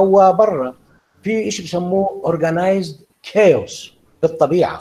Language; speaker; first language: Arabic; native; Arabic